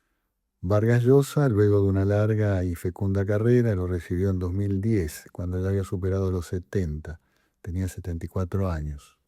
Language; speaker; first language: Spanish; native; Spanish